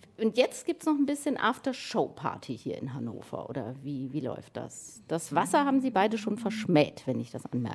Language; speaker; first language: German; native; German